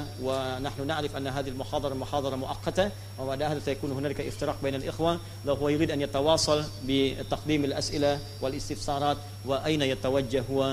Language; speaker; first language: Arabic; non-native, fluent; Indonesian